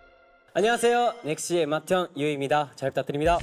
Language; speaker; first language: Korean; non-native, learner; Japanese